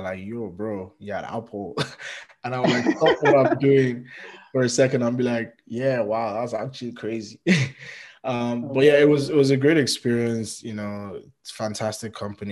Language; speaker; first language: English; non-native, local second language; Yoruba